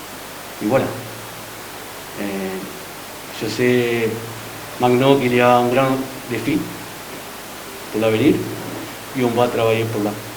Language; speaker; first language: French; non-native, learner; Spanish